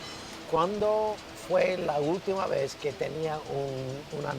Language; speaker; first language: Spanish; non-native, learner; English